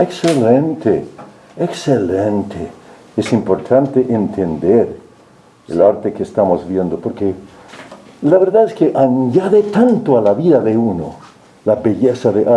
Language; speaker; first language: Spanish; non-native, fluent; English